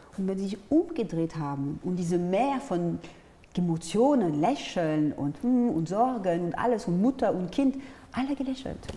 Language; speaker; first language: German; non-native, fluent; French